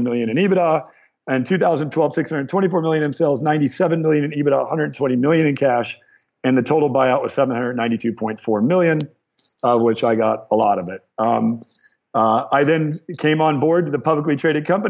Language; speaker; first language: English; native; English